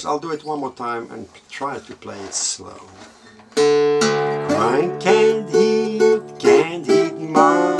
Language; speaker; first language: English; non-native, fluent; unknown